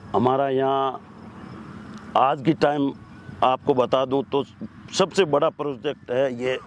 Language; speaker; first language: Hindi; native; Hindi